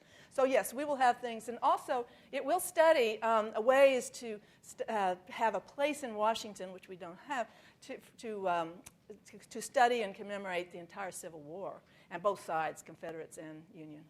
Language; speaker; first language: English; native; English